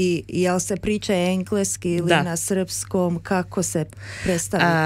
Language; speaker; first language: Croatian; early bilingual, heritage; Serbian